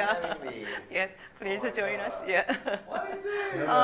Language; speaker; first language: English; non-native, learner; Korean